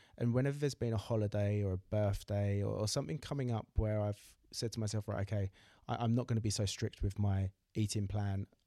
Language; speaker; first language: English; native; English